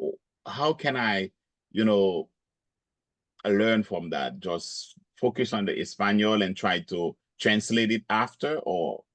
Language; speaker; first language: English; non-native, local second language; Haitian Creole